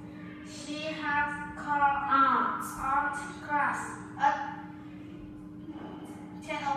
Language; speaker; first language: English; non-native, learner; Vietnamese